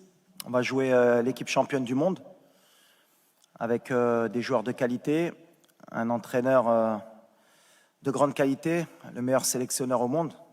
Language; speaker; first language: French; native; French